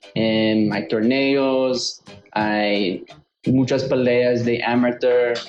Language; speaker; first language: Spanish; early bilingual, heritage; Spanish